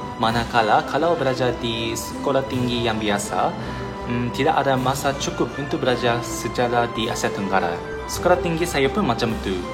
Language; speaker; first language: Malay; non-native, fluent; Japanese